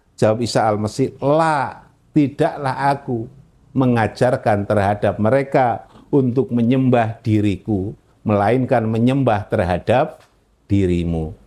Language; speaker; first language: Indonesian; non-native, local second language; Javanese